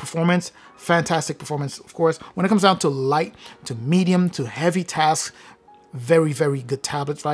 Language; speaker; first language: English; native; English